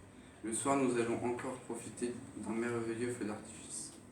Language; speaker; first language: French; native; French